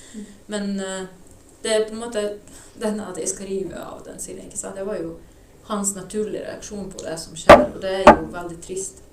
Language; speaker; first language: Norwegian; non-native, fluent; Ukrainian